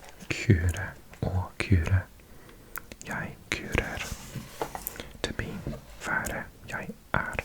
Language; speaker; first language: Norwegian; non-native, learner; English